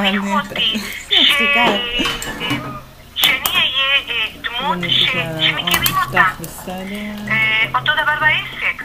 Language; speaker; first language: Hebrew; non-native, fluent; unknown